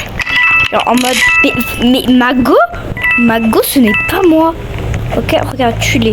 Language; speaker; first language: French; native; French